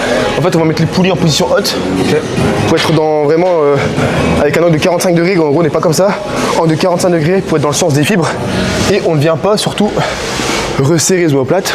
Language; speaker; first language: French; native; French